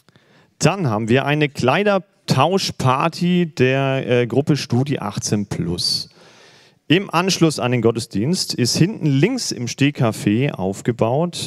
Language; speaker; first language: German; native; German